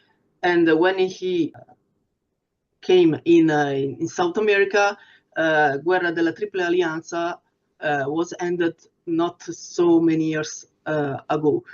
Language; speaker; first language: English; non-native, fluent; Italian